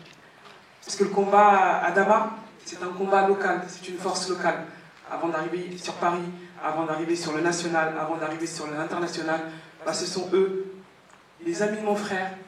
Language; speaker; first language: French; native; French